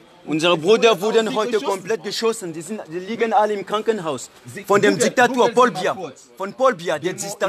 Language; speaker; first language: German; non-native, fluent; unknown